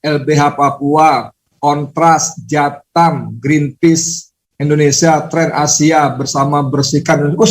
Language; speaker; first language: Indonesian; native; Indonesian